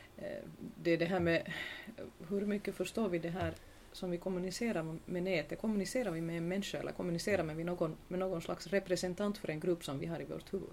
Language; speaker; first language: Swedish; native; Swedish